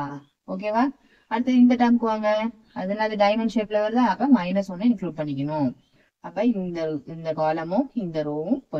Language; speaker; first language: Tamil; native; Tamil